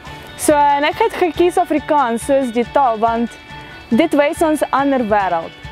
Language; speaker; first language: Afrikaans; non-native, fluent; Russian